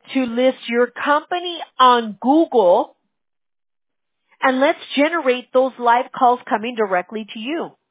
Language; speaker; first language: English; early bilingual, other home language; Spanish